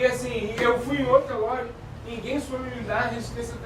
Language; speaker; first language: Portuguese; native; Portuguese